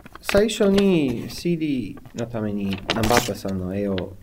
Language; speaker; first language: Japanese; non-native, learner; English